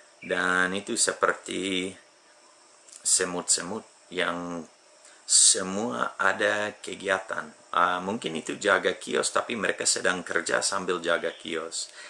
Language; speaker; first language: Indonesian; non-native, fluent; English